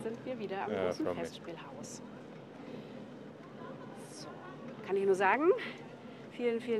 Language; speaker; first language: German; native; German